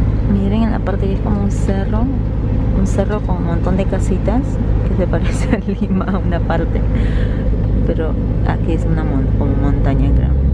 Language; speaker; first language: Spanish; native; Spanish